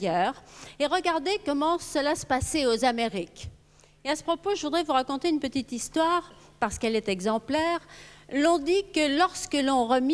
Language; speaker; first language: French; native; French